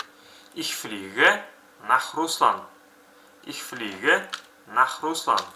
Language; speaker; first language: German; non-native, fluent; Uzbek